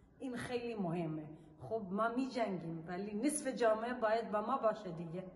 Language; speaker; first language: Persian; non-native, local second language; Kurdish